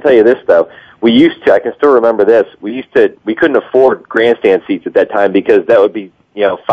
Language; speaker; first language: English; native; English